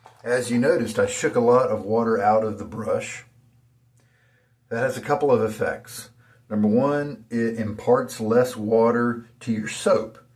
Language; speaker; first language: English; native; English